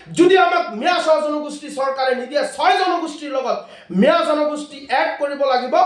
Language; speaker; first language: Assamese; non-native, local second language; Bangla